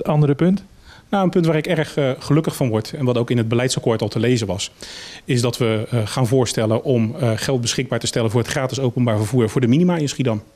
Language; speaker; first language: Dutch; native; Dutch